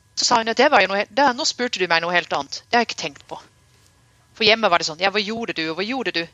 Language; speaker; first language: Norwegian; non-native, fluent; Dutch